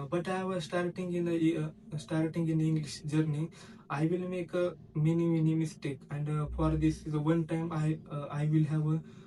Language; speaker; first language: English; non-native, learner; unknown